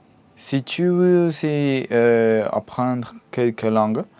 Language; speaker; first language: French; non-native, learner; Spanish